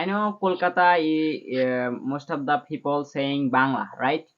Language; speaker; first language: English; non-native, learner; Bangla